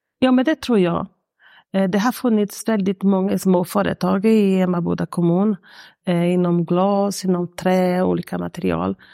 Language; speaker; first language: Swedish; non-native, fluent; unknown